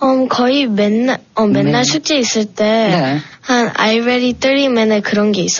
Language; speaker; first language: Korean; early bilingual, heritage; Korean